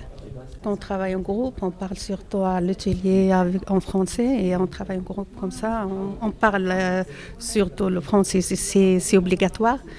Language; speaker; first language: French; non-native, learner; Arabic